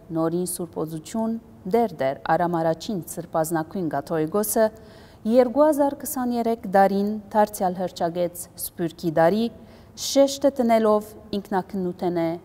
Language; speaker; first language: Armenian; early bilingual, heritage; Armenian